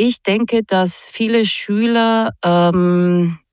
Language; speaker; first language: German; non-native, fluent; Croatian